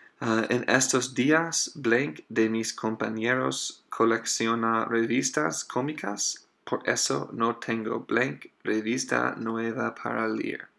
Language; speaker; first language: Spanish; non-native, fluent; English